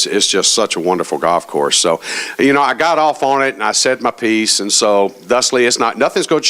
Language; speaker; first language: English; native; English